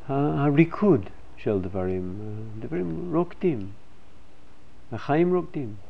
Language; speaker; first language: Hebrew; non-native, fluent; English